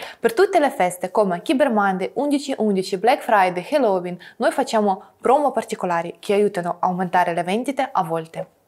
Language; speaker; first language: Italian; non-native, fluent; Russian